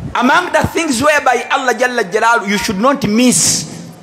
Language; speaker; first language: English; non-native, local second language; Ganda